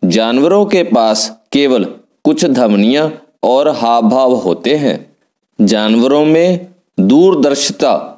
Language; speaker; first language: Hindi; non-native, local second language; Punjabi